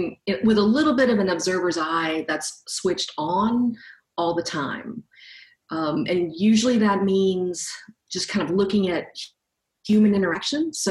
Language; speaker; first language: English; native; English